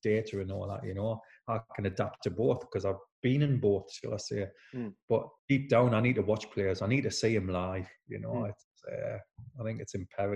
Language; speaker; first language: English; native; English